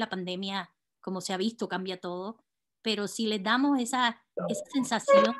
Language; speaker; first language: Spanish; native; Spanish